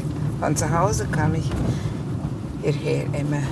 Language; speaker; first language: German; non-native, fluent; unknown